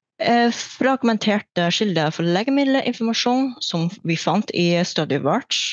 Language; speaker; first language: Norwegian; non-native, fluent; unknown